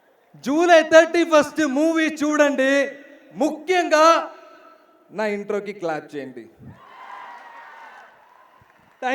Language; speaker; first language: Telugu; non-native, learner; Malayalam